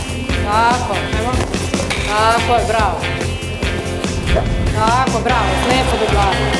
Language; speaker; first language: Serbian; native; Serbian